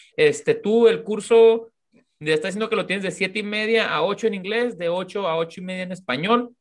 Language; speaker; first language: Spanish; native; Spanish